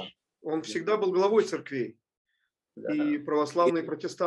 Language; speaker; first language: Russian; native; Russian